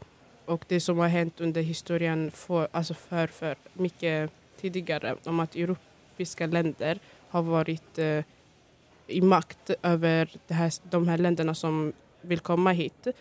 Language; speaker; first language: Swedish; early bilingual, other home language; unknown